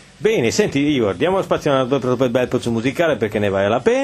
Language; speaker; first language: Italian; native; Italian